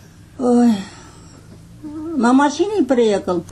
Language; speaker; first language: Russian; non-native, local second language; Kazakh